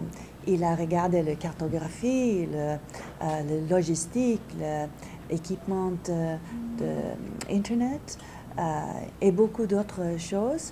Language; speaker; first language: French; non-native, fluent; English